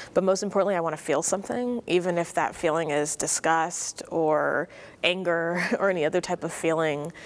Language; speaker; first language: English; native; English